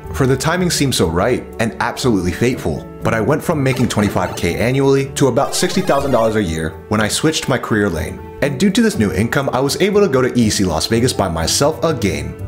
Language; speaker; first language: English; native; English